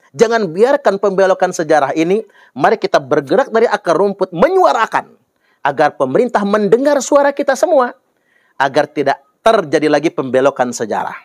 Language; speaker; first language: Indonesian; native; Indonesian